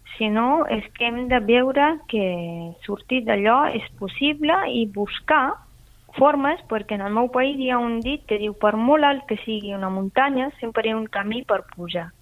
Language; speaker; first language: Catalan; non-native, fluent; Persian